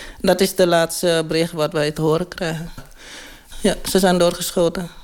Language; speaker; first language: Dutch; non-native, learner; Khmer